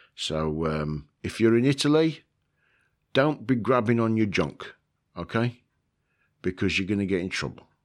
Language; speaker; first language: English; native; English